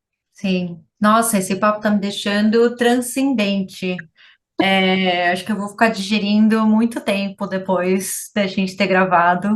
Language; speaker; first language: Portuguese; native; Portuguese